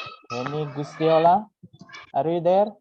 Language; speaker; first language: English; non-native, fluent; Indonesian